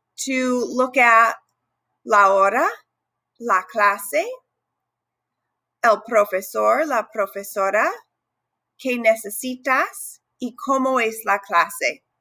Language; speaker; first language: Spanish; non-native, fluent; English